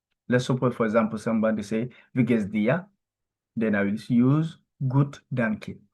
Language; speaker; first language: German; non-native, learner; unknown